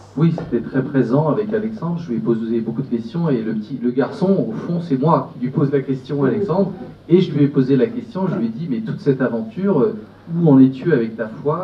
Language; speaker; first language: French; native; French